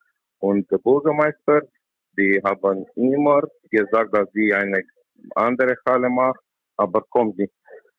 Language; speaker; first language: German; non-native, learner; Romanian